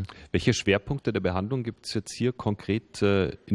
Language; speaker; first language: German; native; German